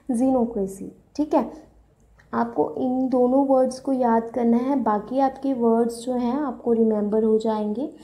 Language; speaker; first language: Hindi; native; Hindi